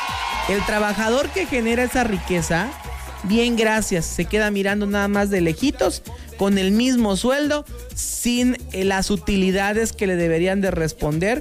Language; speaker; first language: Spanish; native; Spanish